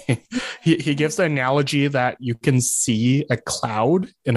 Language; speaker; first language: English; native; English